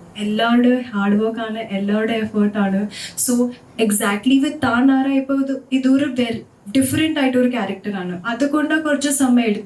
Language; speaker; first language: Malayalam; non-native, learner; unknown